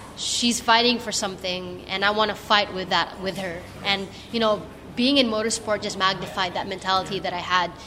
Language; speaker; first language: English; non-native, local second language; Filipino